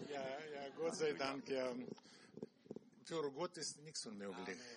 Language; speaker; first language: German; non-native, learner; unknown